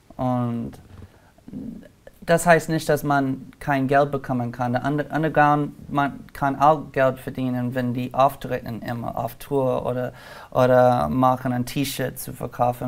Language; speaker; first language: German; non-native, learner; English